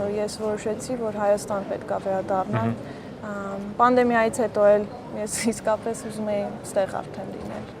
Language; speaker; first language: Armenian; early bilingual, heritage; Armenian